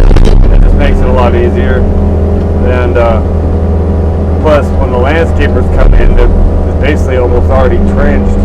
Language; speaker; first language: English; native; English